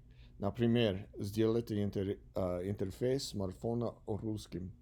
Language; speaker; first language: Russian; non-native, learner; English